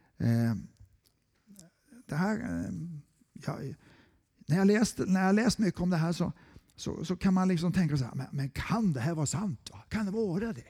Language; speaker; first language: Swedish; native; Swedish